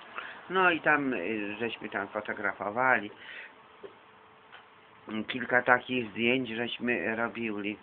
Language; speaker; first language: Polish; native; Polish